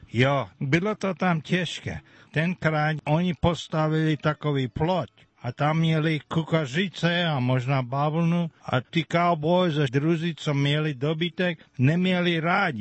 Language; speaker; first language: Czech; early bilingual, heritage; Czech